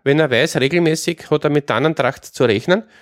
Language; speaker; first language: German; native; German